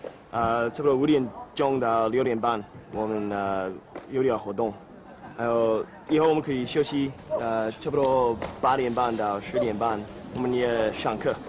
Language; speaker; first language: Chinese; non-native, learner; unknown